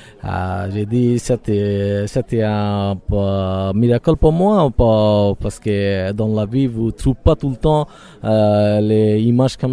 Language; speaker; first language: French; non-native, learner; Bangla